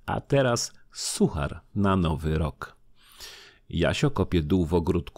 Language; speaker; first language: Polish; native; Polish